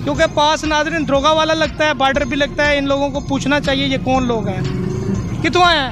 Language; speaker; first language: Urdu; non-native, local second language; Punjabi